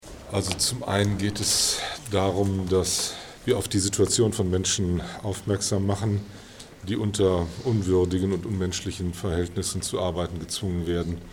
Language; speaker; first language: German; native; German